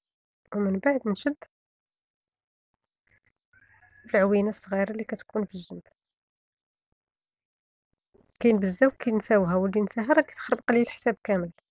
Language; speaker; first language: Arabic; native; Arabic